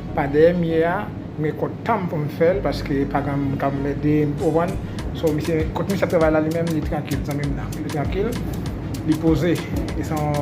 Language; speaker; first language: French; non-native, learner; Haitian Creole